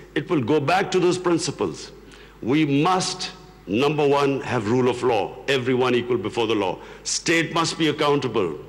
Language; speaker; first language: English; non-native, local second language; Urdu